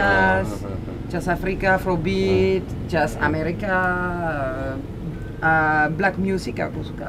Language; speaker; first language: Indonesian; non-native, fluent; French